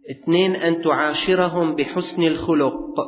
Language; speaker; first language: Arabic; native; Arabic